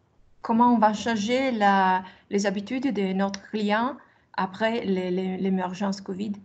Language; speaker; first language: French; non-native, learner; Italian